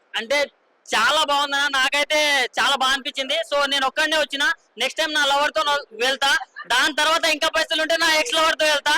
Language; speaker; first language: Telugu; native; Telugu